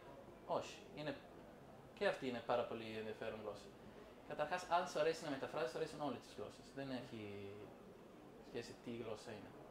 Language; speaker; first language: Greek; non-native, fluent; Italian